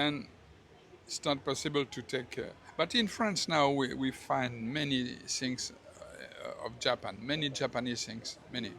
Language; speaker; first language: English; non-native, learner; French